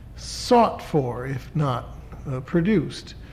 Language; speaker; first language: English; native; English